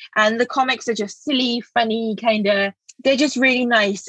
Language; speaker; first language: English; native; English